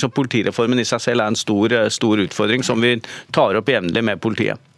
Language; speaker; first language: Norwegian; native; Norwegian